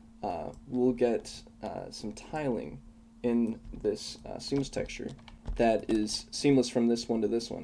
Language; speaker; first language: English; native; English